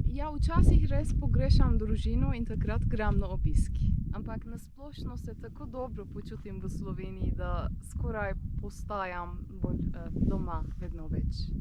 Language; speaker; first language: Slovenian; non-native, fluent; Turkish